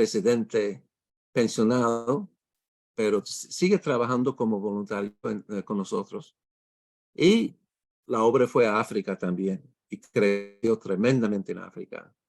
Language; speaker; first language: Spanish; non-native, fluent; English